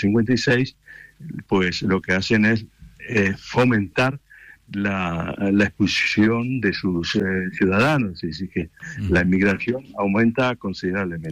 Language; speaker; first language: Spanish; native; Spanish